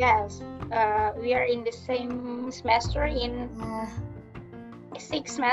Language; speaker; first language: English; non-native, learner; Indonesian